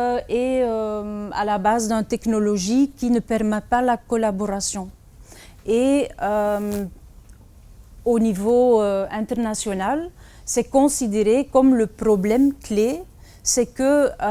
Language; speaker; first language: French; non-native, fluent; Dutch